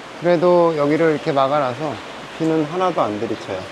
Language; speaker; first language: Korean; native; Korean